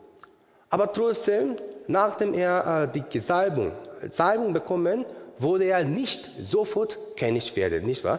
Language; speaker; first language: German; non-native, learner; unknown